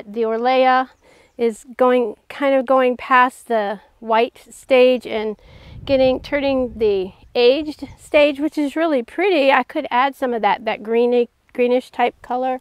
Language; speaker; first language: English; native; English